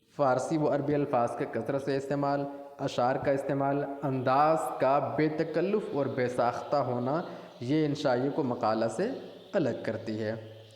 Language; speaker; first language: Urdu; native; Urdu